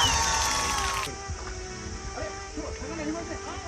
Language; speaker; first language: Japanese; native; Japanese